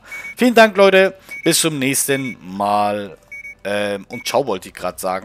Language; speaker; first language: German; native; German